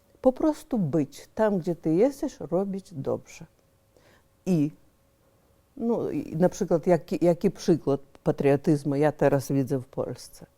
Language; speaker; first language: Polish; early bilingual, heritage; Polish